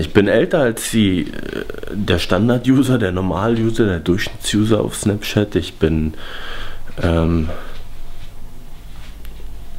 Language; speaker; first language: German; native; German